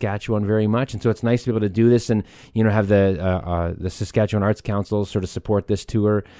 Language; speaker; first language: English; native; English